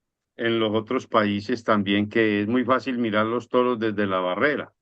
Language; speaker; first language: Spanish; native; Spanish